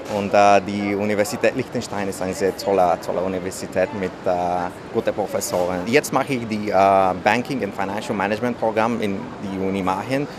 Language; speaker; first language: German; non-native, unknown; Bulgarian